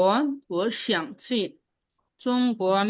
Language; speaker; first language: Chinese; non-native, fluent; Bangla